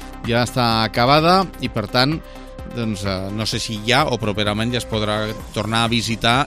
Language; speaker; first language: Catalan; native; Catalan